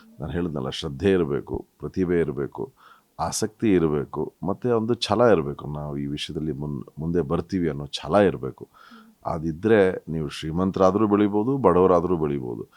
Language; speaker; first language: Kannada; native; Kannada